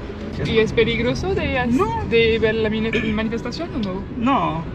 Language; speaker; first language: Spanish; non-native, learner; French